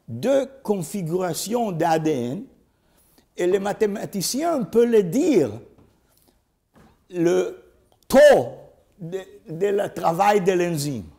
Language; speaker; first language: French; non-native, learner; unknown